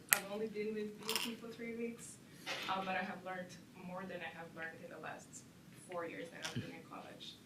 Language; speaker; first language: English; non-native, local second language; Kinyarwanda